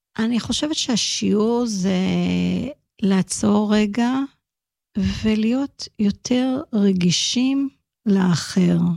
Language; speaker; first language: Hebrew; early bilingual, other home language; English